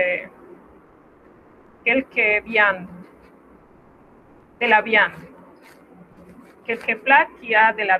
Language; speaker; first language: French; non-native, fluent; Spanish